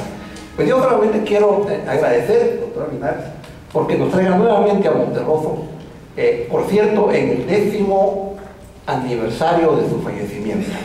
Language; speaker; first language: Spanish; native; Spanish